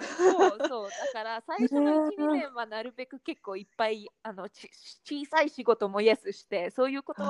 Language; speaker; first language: Japanese; non-native, fluent; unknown